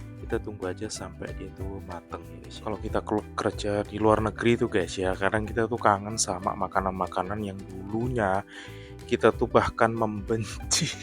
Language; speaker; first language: Indonesian; non-native, local second language; Javanese